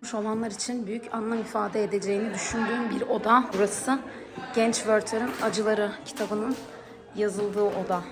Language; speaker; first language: Turkish; native; Turkish